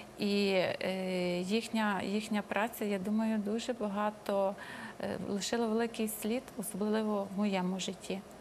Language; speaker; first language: Ukrainian; native; Ukrainian